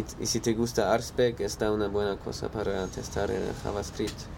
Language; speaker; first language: Spanish; non-native, learner; German